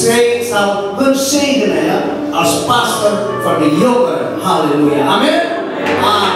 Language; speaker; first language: Dutch; non-native, fluent; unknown